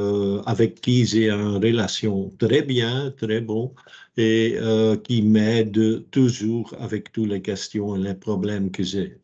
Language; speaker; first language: French; non-native, local second language; Dutch